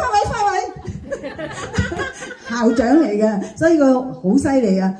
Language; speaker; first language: Cantonese; native; Cantonese